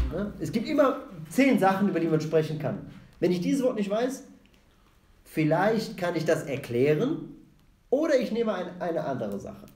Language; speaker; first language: German; non-native, fluent; Arabic